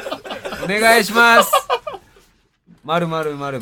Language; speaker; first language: Japanese; native; Japanese